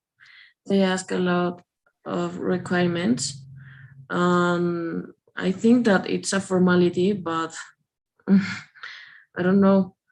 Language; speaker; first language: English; non-native, learner; Spanish